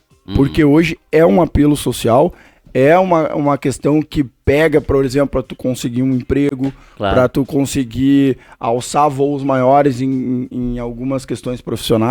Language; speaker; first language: Portuguese; native; Portuguese